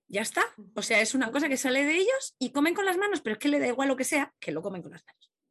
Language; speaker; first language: Spanish; native; Spanish